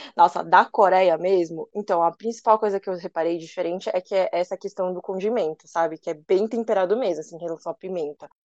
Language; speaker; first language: Portuguese; early bilingual, other home language; Korean